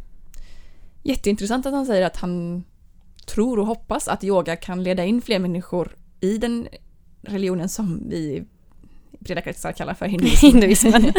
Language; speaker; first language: Swedish; native; Swedish